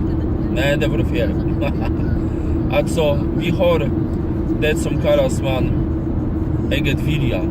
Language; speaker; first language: Swedish; non-native, learner; Polish